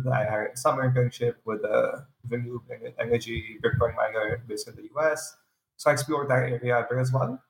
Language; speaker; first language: English; non-native, local second language; Urdu